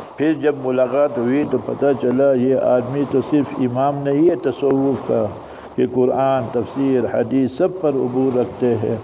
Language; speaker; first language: Urdu; early bilingual, heritage; English